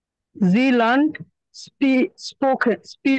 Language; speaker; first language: German; non-native, learner; Bangla